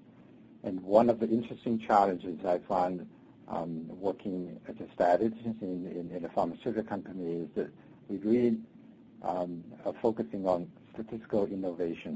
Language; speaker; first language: English; non-native, local second language; Cantonese